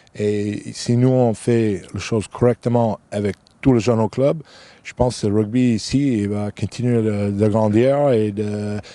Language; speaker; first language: French; non-native, fluent; English